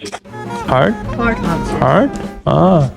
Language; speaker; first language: English; non-native, learner; Bangla